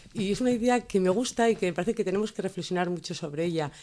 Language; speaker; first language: Spanish; native; Spanish